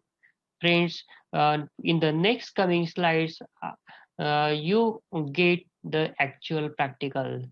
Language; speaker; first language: English; non-native, local second language; Marathi